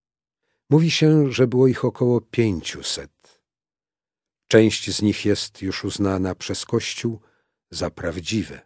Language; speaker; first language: Polish; native; Polish